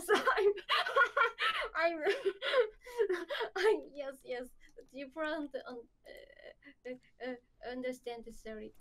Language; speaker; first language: English; non-native, learner; Korean